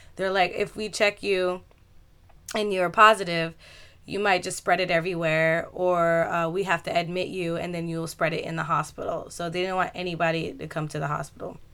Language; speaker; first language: English; native; English